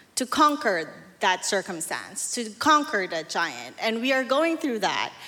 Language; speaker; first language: English; non-native, local second language; Filipino